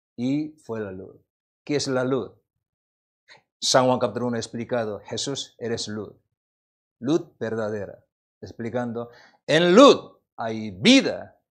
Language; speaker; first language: Spanish; non-native, learner; Korean